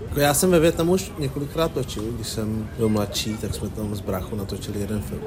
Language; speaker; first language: Czech; early bilingual, other home language; Vietnamese